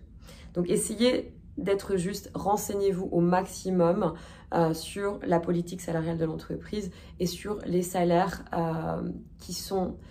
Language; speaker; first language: French; native; French